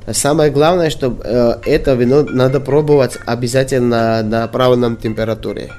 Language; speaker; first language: Russian; non-native, local second language; Georgian